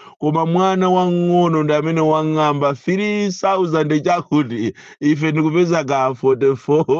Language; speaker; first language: Nyanja; native; Nyanja